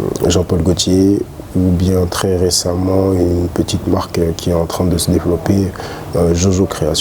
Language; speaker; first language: French; early bilingual, other home language; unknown